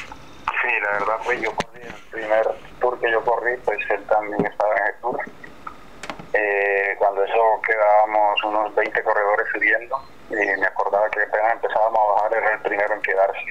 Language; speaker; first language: Spanish; native; Spanish